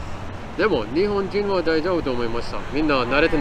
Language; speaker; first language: Japanese; non-native, learner; Khmer